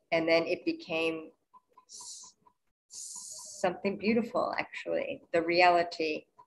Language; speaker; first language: English; native; English